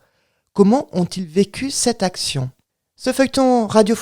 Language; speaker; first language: French; native; French